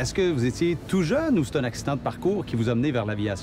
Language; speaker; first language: French; native; French